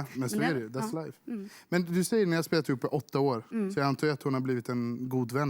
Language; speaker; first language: Swedish; native; Swedish